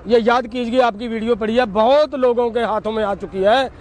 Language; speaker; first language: Hindi; non-native, local second language; Punjabi